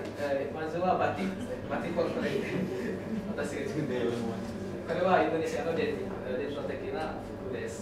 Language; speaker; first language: Japanese; non-native, learner; Indonesian